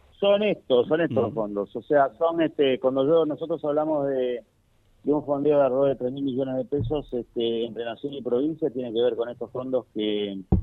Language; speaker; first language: Spanish; native; Spanish